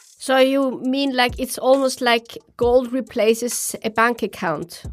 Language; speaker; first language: English; non-native, fluent; German